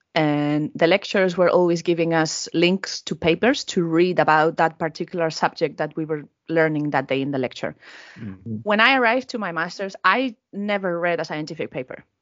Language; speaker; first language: English; non-native, fluent; Spanish